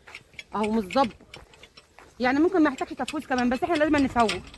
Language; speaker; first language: Arabic; native; Arabic